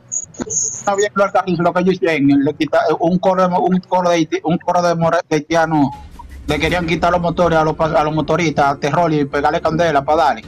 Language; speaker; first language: Spanish; native; Spanish